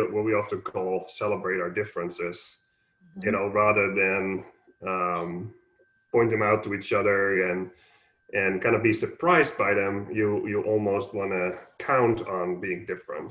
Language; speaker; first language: English; non-native, fluent; Dutch